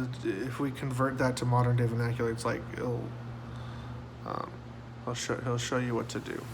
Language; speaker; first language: English; native; English